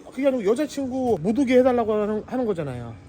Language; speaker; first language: Korean; native; Korean